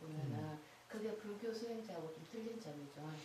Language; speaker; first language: Korean; native; Korean